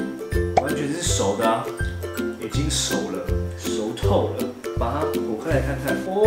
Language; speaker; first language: Chinese; native; Chinese